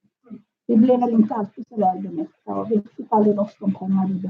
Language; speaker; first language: Swedish; native; Swedish